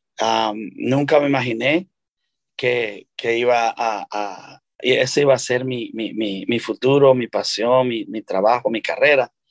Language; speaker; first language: Spanish; native; Spanish